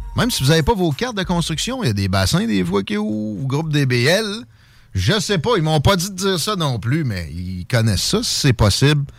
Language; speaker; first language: French; native; French